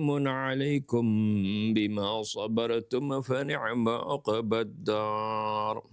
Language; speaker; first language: Arabic; non-native, fluent; Indonesian